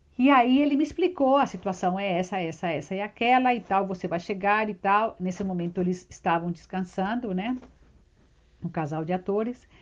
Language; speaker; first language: Portuguese; non-native, fluent; Spanish